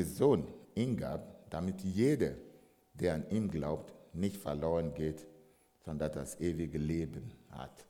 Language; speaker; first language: German; non-native, fluent; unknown